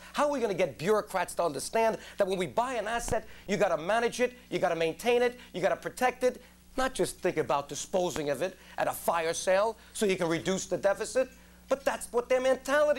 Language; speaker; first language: English; native; English